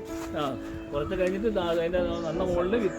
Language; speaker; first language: Malayalam; native; Malayalam